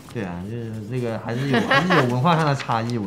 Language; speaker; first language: Chinese; native; Chinese